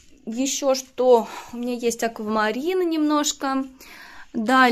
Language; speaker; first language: Russian; native; Russian